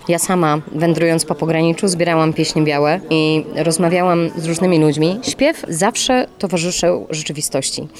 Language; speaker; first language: Polish; native; Polish